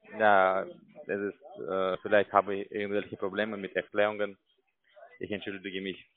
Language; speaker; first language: German; non-native, learner; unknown